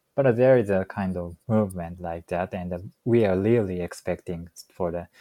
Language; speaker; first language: English; non-native, fluent; Japanese